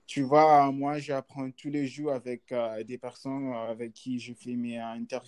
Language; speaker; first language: French; non-native, learner; English